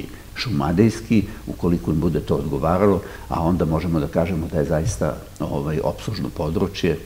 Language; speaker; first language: Serbian; native; Serbian